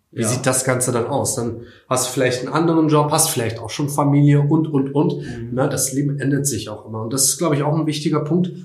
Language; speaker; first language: German; native; German